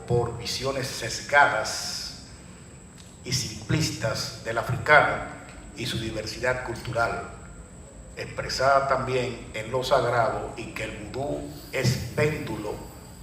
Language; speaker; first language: Spanish; native; Spanish